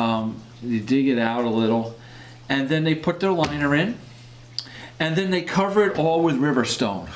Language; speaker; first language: English; native; English